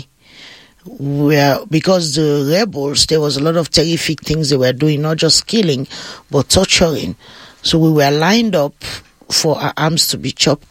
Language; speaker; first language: English; non-native, local second language; Krio